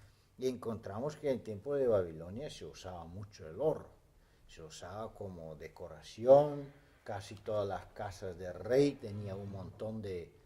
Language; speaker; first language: Spanish; non-native, fluent; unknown